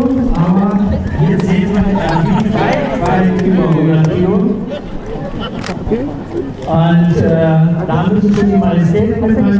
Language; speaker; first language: German; native; German